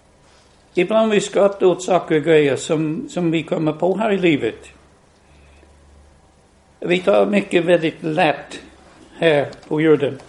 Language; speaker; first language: Swedish; non-native, fluent; English